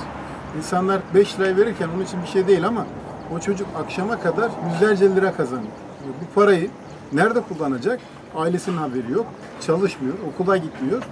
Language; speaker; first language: Turkish; native; Turkish